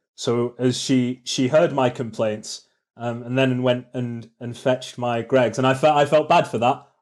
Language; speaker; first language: English; native; English